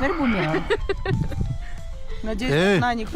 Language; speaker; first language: Russian; native; Russian